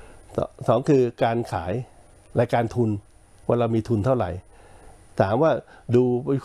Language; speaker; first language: Thai; native; Thai